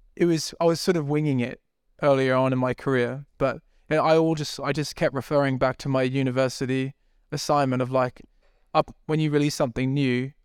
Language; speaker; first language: English; native; English